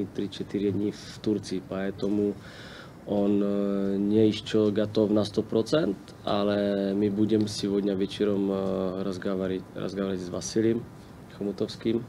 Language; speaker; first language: Russian; non-native, learner; Slovak